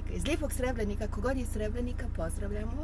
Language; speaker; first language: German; early bilingual, other home language; Bosnian